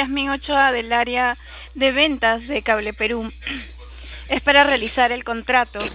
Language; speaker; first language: Spanish; native; Spanish